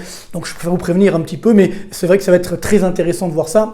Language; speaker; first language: French; native; French